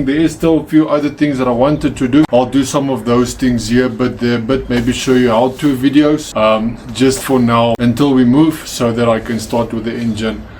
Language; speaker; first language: English; non-native, local second language; Afrikaans